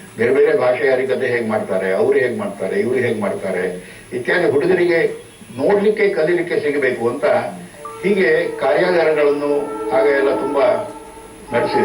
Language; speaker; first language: Kannada; non-native, local second language; Marathi